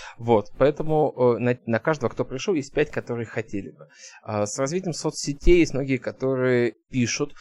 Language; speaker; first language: Russian; early bilingual, heritage; Russian